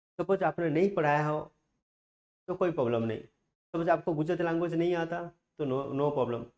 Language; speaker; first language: Hindi; non-native, local second language; Gujarati